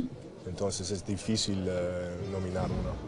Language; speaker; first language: Spanish; non-native, learner; English